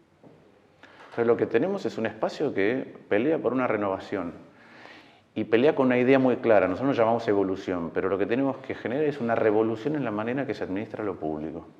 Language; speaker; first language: Spanish; native; Spanish